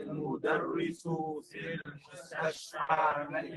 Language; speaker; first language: Arabic; non-native, learner; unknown